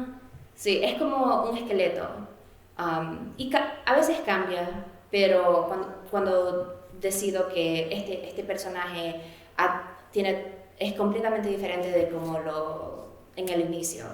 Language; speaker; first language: Spanish; early bilingual, heritage; Spanish